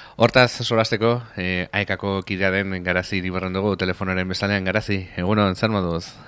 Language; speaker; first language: Basque; native; Basque